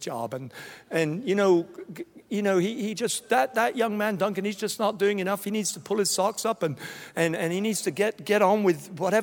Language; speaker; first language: English; native; English